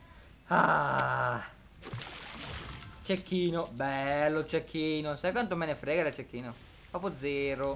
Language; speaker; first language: Italian; native; Italian